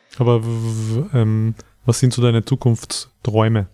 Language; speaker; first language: German; native; German